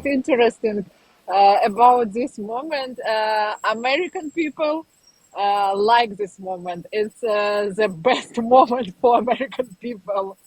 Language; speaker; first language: English; non-native, learner; Ukrainian